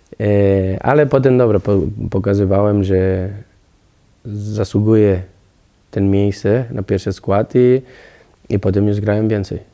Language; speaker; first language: Polish; non-native, learner; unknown